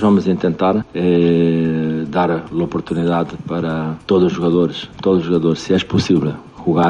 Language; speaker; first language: Spanish; non-native, learner; Portuguese